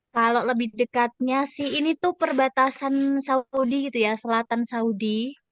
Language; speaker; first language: Indonesian; native; Indonesian